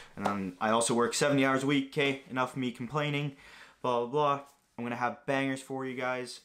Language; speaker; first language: English; non-native, fluent; Greek